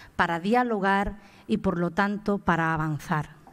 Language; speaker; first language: Spanish; native; Spanish